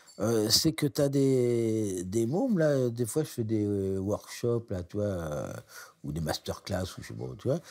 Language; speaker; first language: French; native; French